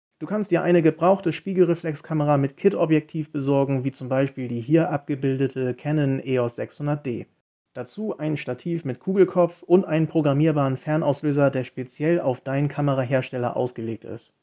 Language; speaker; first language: German; native; German